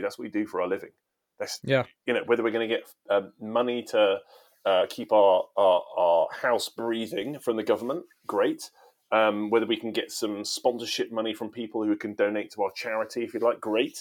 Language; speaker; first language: English; native; English